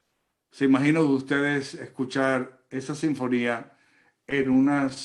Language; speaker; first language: Spanish; early bilingual, other home language; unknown